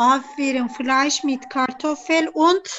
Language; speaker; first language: German; non-native, fluent; Turkish